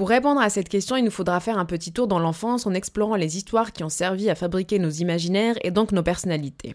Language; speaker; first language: French; native; French